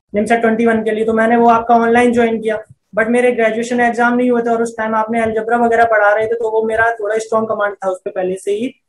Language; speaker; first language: Hindi; native; Hindi